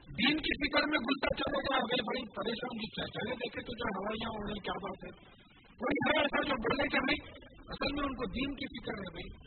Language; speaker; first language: Urdu; native; Urdu